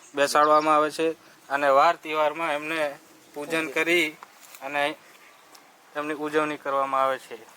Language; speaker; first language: Gujarati; non-native, local second language; Rathawi